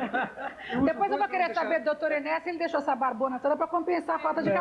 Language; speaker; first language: Portuguese; native; Portuguese